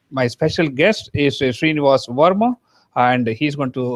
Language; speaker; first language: English; non-native, local second language; Kannada